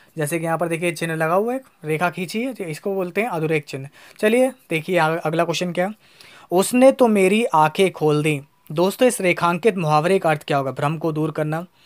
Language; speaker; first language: Hindi; native; Hindi